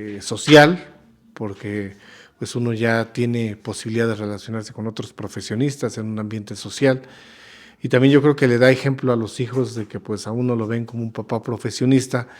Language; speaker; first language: Spanish; native; Spanish